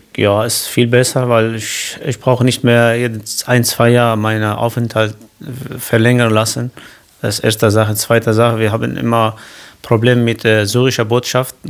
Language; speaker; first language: German; non-native, learner; Kurdish